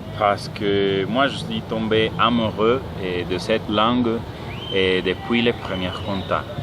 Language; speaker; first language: French; non-native, fluent; Spanish